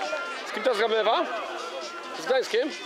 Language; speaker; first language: Polish; native; Polish